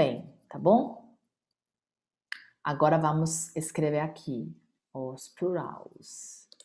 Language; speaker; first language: Portuguese; non-native, fluent; Chinese